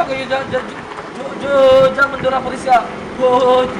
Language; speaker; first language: Spanish; non-native, learner; Haitian Creole